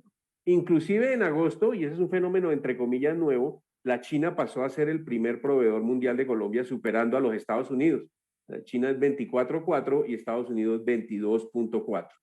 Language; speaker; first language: Spanish; native; Spanish